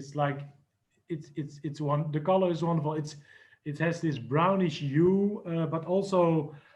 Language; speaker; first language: English; non-native, fluent; Dutch